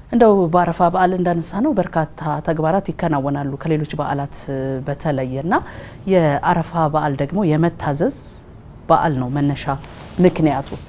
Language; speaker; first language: Amharic; native; Amharic